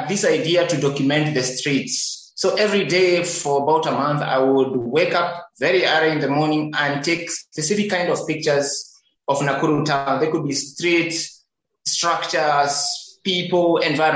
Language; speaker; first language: English; non-native, local second language; Kikuyu